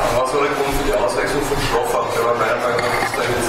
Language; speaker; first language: German; native; German